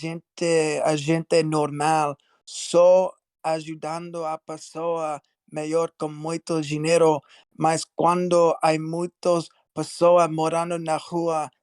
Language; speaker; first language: Portuguese; non-native, learner; English